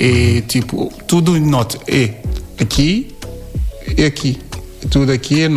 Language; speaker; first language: Portuguese; non-native, learner; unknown